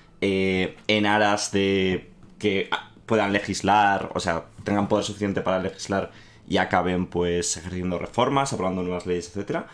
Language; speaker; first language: Spanish; native; Spanish